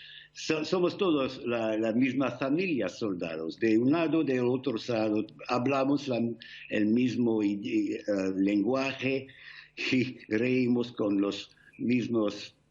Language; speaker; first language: Spanish; non-native, fluent; English